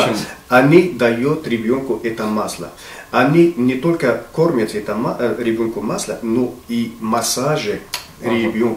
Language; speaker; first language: Russian; non-native, fluent; Arabic